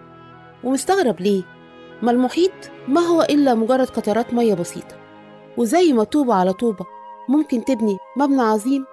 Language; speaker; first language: Arabic; native; Arabic